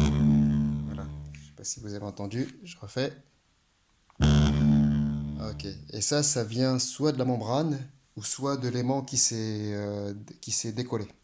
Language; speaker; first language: French; native; French